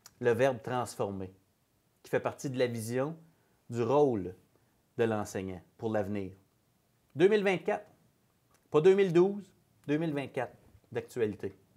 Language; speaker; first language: French; native; French